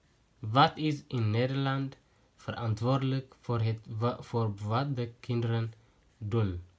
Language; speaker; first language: Dutch; non-native, fluent; Tigrinya